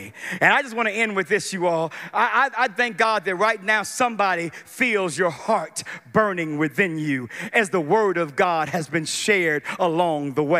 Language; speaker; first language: English; native; English